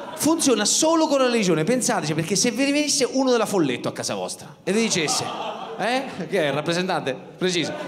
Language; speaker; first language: Italian; native; Italian